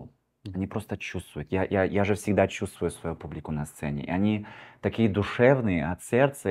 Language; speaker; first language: Russian; early bilingual, heritage; Russian